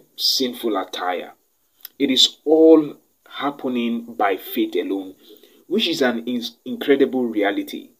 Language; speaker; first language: English; non-native, local second language; Yoruba